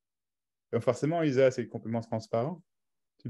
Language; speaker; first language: French; native; French